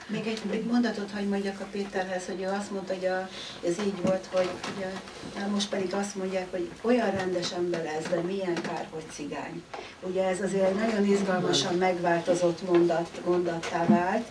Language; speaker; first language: Hungarian; native; Hungarian